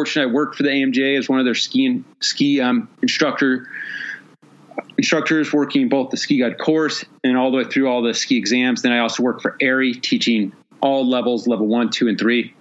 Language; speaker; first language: English; native; English